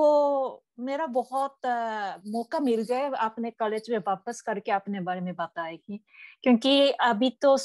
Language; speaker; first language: Hindi; non-native, learner; Japanese